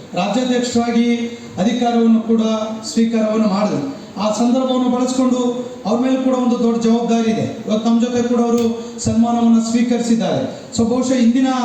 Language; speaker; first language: Kannada; native; Kannada